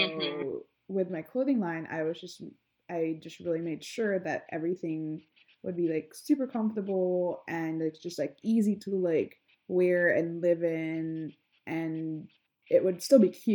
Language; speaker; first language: English; non-native, local second language; Filipino